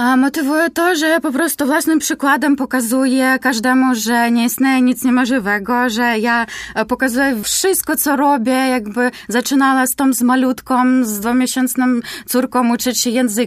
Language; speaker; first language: Polish; non-native, learner; Ukrainian